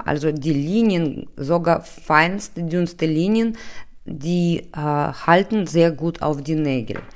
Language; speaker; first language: German; non-native, learner; Russian